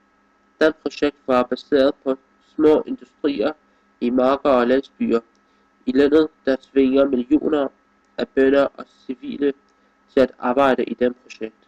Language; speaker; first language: Danish; non-native, fluent; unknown